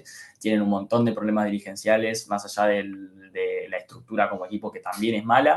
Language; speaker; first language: Spanish; native; Spanish